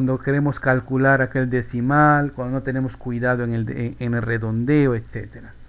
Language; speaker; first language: Spanish; native; Spanish